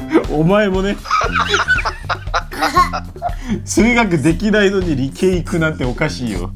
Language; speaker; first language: Japanese; non-native, fluent; Korean